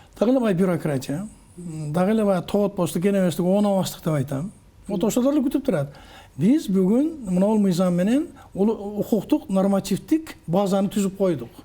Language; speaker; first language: Kyrgyz; native; Kyrgyz